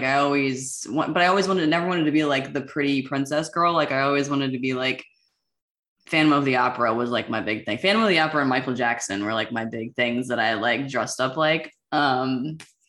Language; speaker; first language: English; native; English